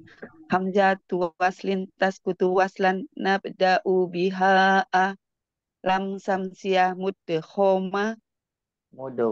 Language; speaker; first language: Arabic; non-native, learner; Indonesian